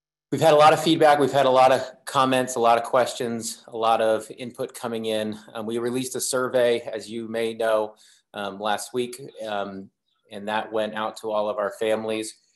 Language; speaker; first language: English; native; English